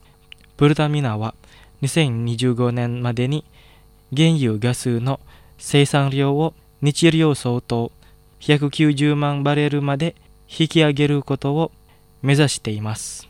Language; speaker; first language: Japanese; non-native, fluent; Indonesian